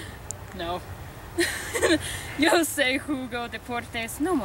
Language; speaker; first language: Spanish; non-native, learner; English